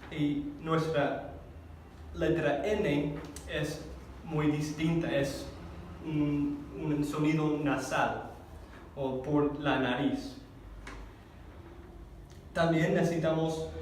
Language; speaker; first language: Spanish; non-native, fluent; English